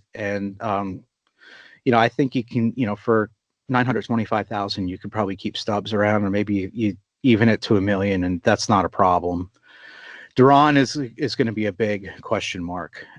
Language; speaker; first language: English; native; English